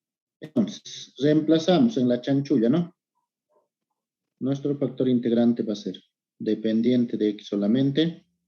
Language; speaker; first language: Spanish; native; Spanish